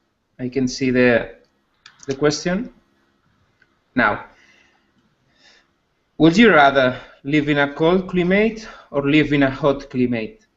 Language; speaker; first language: English; non-native, learner; Spanish